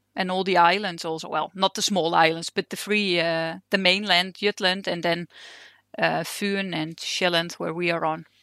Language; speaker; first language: English; non-native, fluent; Dutch